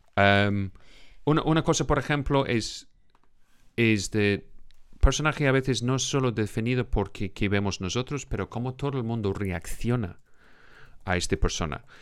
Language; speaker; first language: Spanish; non-native, fluent; English